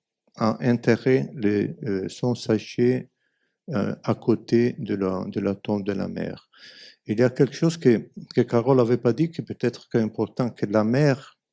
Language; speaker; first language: French; non-native, fluent; Italian